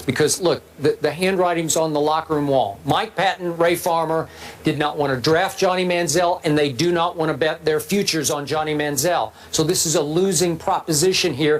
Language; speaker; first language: English; native; English